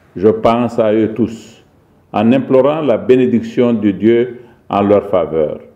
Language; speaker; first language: French; non-native, local second language; Arabic